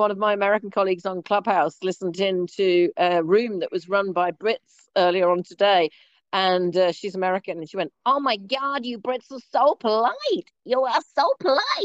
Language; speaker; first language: English; native; English